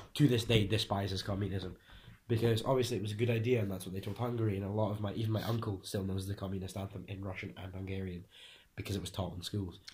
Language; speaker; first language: English; early bilingual, other home language; Hungarian